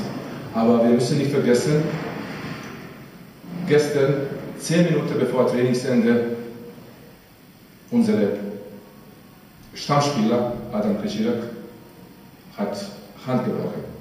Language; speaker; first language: German; non-native, fluent; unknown